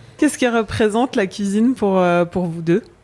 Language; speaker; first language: French; native; French